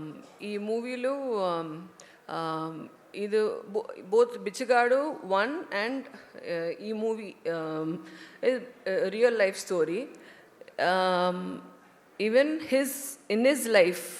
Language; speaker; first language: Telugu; non-native, learner; Tamil